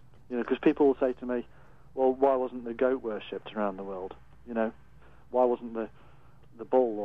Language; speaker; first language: English; native; English